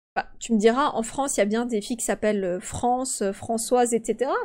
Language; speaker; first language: French; native; French